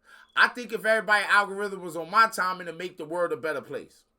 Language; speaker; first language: English; native; English